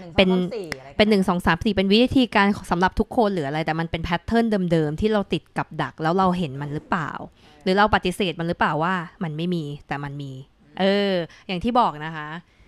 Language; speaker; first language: Thai; native; Thai